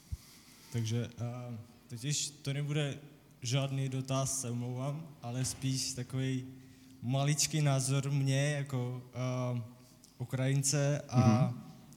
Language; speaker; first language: Czech; non-native, fluent; Ukrainian